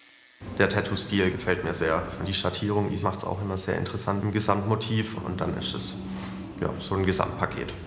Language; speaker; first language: German; native; German